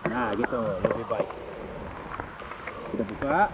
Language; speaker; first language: Indonesian; non-native, fluent; English